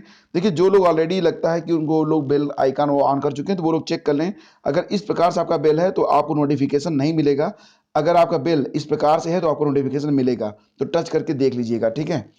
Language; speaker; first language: Hindi; native; Hindi